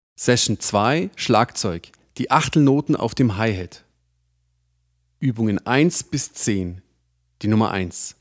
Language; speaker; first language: German; native; German